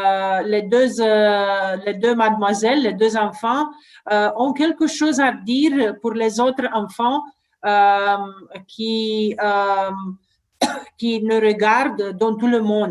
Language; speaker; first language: French; non-native, learner; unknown